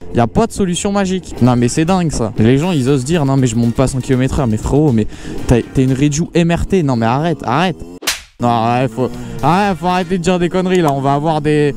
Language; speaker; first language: French; native; French